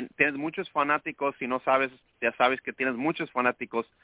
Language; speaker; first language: Spanish; early bilingual, heritage; Spanish